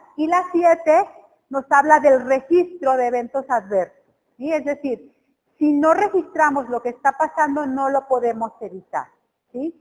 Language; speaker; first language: Spanish; native; Spanish